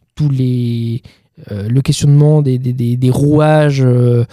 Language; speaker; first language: French; native; French